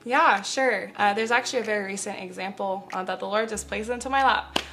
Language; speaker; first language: English; native; English